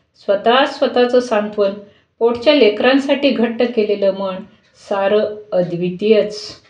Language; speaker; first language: Marathi; native; Marathi